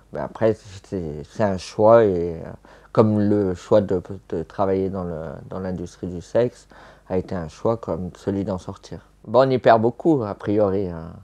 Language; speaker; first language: French; native; French